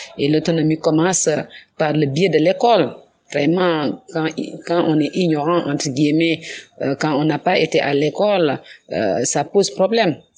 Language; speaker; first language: French; non-native, local second language; Wolof